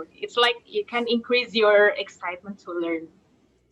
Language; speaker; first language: English; non-native, fluent; Indonesian